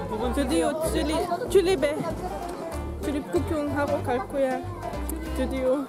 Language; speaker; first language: Korean; non-native, learner; Dutch